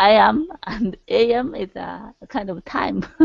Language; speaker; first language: English; non-native, learner; Japanese